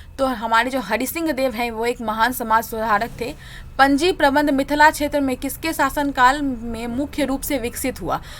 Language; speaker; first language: Hindi; native; Hindi